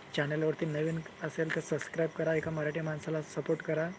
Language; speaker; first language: Hindi; non-native, local second language; Marathi